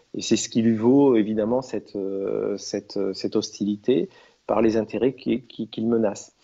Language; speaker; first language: French; native; French